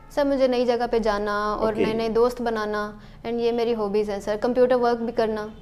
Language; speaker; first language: Hindi; native; Hindi